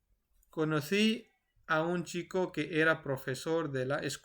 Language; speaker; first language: Spanish; non-native, fluent; Urdu